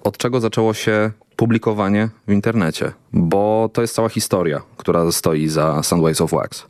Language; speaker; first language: Polish; native; Polish